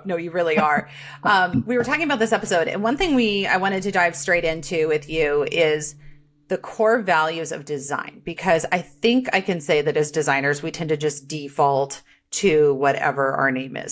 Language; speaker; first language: English; native; English